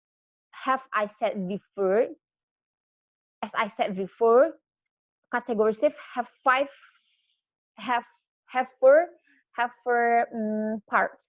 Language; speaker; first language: English; non-native, learner; Indonesian